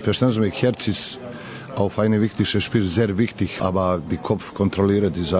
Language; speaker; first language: German; non-native, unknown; Serbian